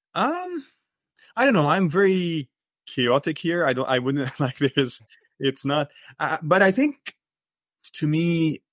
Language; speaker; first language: English; non-native, fluent; Arabic